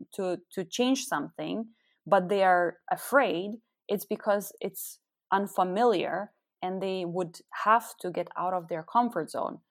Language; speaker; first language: English; non-native, fluent; Lithuanian